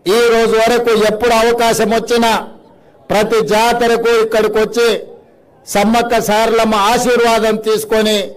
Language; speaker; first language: Telugu; native; Telugu